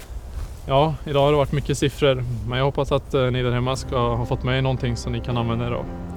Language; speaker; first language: Swedish; native; Swedish